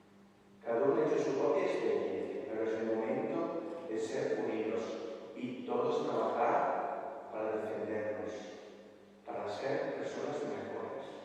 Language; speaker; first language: Spanish; non-native, fluent; Italian